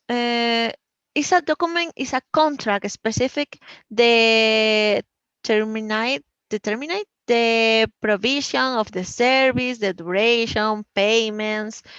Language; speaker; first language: English; non-native, learner; Spanish